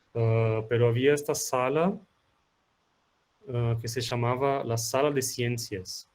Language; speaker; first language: Spanish; non-native, fluent; Portuguese